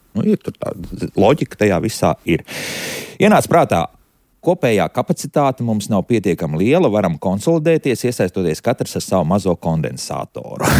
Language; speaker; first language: Latvian; native; Latvian